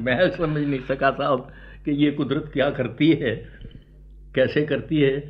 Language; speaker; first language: Hindi; native; Hindi